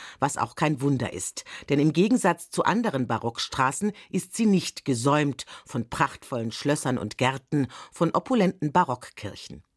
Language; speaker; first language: German; native; German